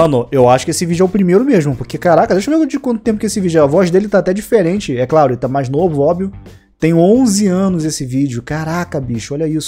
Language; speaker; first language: Portuguese; native; Portuguese